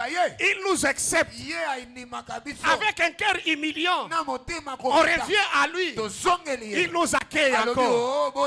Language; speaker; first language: French; non-native, local second language; Lingala